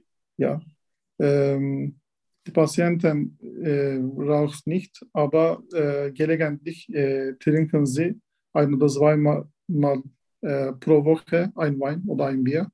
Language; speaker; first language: German; non-native, learner; Turkish